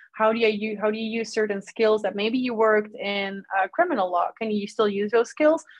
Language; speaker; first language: English; non-native, fluent; Dutch